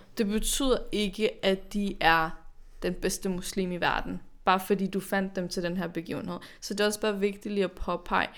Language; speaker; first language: Danish; early bilingual, other home language; Arabic